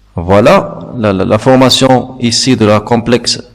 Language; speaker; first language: French; non-native, local second language; Arabic